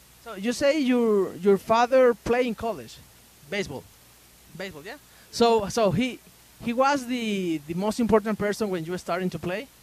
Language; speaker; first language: English; non-native, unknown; Spanish